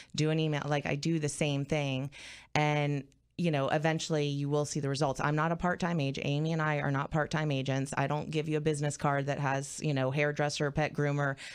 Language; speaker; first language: English; native; English